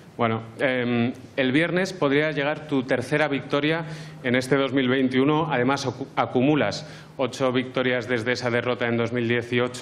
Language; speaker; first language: Spanish; native; Spanish